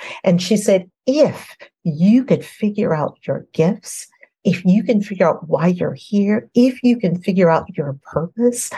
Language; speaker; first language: English; native; English